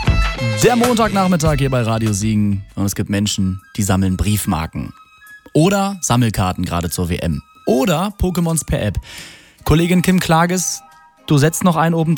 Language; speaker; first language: German; native; German